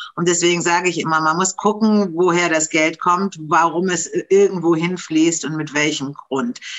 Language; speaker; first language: German; non-native, fluent; Romanian